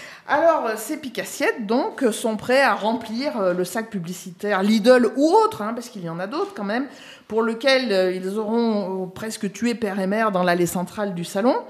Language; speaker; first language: French; native; French